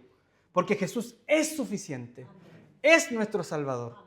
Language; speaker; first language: Spanish; native; Spanish